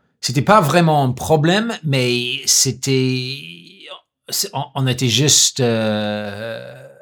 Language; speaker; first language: French; non-native, learner; English